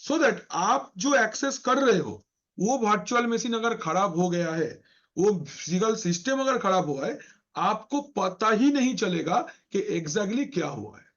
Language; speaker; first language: Hindi; non-native, local second language; Bangla